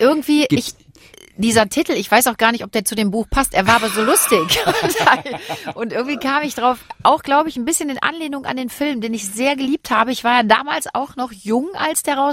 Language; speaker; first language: German; native; German